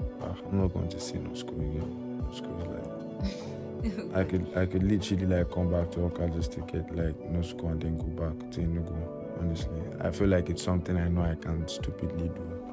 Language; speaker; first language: English; non-native, local second language; Igbo